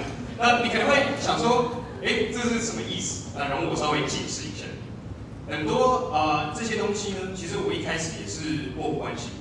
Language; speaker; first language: Chinese; native; Chinese